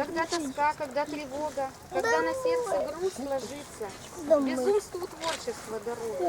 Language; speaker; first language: Russian; native; Russian